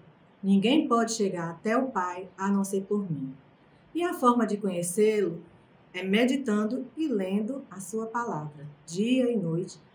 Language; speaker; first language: Portuguese; native; Portuguese